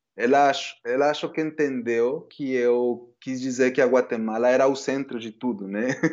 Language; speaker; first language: Portuguese; non-native, fluent; Spanish